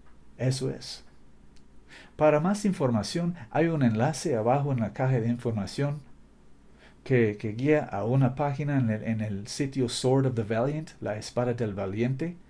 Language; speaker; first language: Spanish; non-native, fluent; English